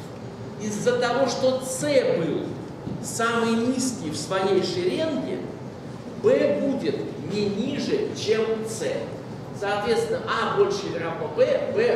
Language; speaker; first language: Russian; native; Russian